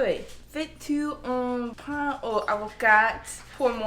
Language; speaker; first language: French; non-native, learner; English